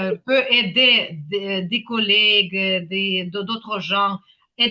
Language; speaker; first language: French; non-native, fluent; Ukrainian